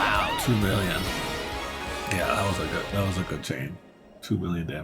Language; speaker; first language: English; native; English